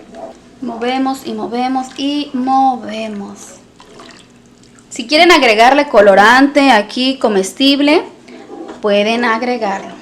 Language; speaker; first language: Spanish; native; Spanish